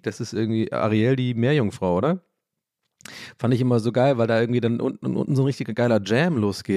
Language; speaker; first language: German; early bilingual, other home language; English